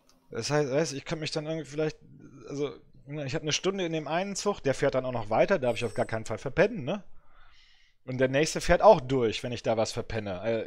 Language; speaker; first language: German; early bilingual, other home language; French